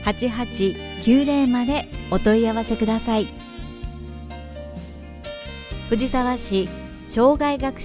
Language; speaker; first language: Japanese; native; Japanese